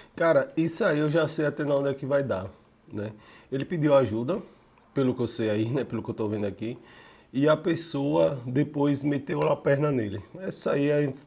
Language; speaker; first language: Portuguese; native; Portuguese